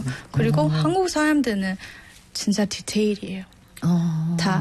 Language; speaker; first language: Korean; non-native, learner; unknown